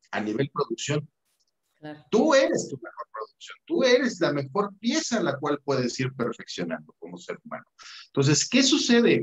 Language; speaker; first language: Spanish; native; Spanish